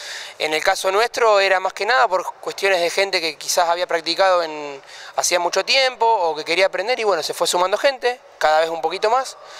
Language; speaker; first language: Spanish; native; Spanish